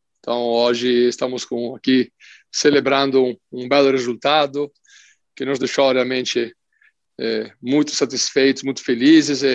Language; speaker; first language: Portuguese; non-native, fluent; Italian